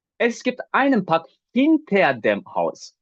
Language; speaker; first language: German; non-native, fluent; Turkish